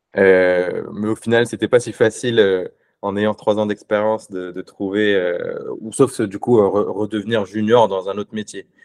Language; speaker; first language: French; non-native, local second language; Arabic